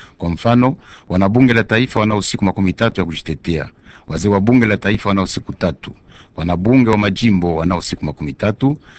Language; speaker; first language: Swahili; native; Swahili